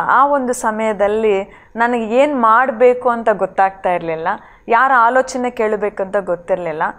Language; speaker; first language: Kannada; native; Kannada